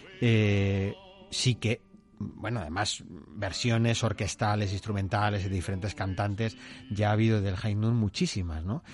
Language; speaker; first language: Spanish; native; Spanish